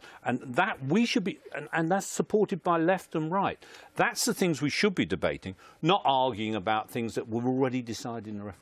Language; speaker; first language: English; native; English